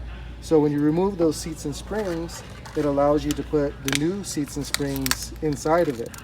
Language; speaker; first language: English; native; English